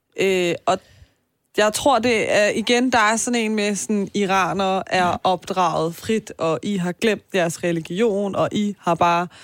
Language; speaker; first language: Danish; early bilingual, other home language; Persian